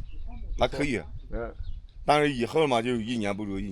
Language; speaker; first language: Chinese; native; Chinese